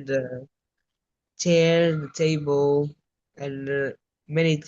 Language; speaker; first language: English; non-native, learner; Vietnamese